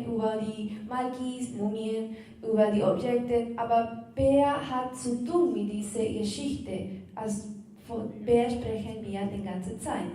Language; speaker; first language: German; non-native, learner; Spanish